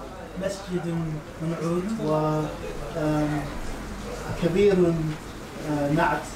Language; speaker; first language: Arabic; non-native, learner; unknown